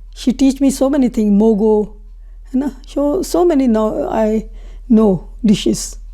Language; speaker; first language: English; non-native, local second language; Punjabi